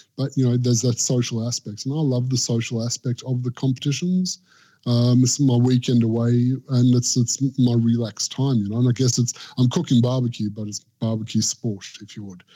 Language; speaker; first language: English; native; English